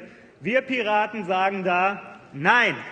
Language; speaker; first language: German; native; German